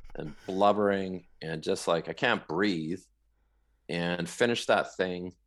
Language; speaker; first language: English; native; English